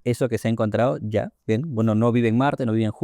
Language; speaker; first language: Spanish; native; Spanish